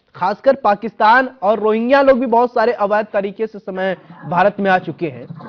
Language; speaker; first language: Hindi; native; Hindi